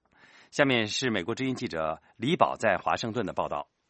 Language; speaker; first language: Chinese; native; Chinese